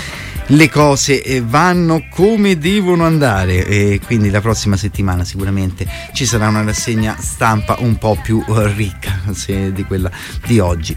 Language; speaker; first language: Italian; native; Italian